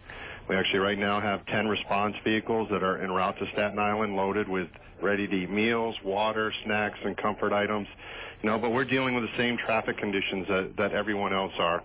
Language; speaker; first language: English; native; English